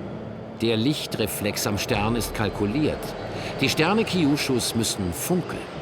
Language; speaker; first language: German; native; German